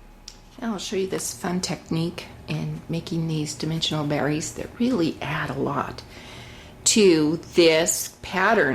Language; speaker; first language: English; native; English